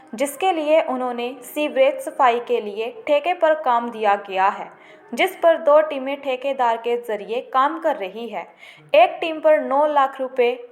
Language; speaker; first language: Hindi; non-native, local second language; Punjabi